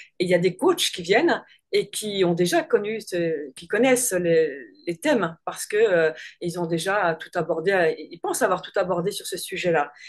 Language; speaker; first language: French; native; French